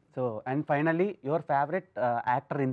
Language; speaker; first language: Telugu; native; Telugu